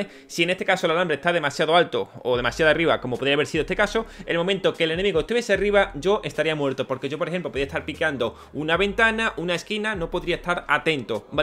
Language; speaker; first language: Spanish; native; Spanish